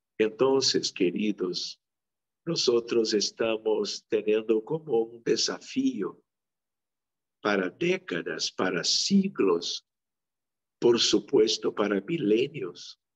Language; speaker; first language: Spanish; non-native, local second language; Portuguese